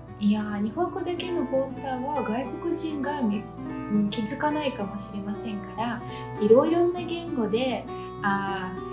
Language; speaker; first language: Japanese; non-native, fluent; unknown